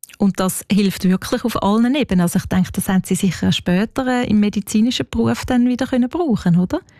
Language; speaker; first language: German; native; German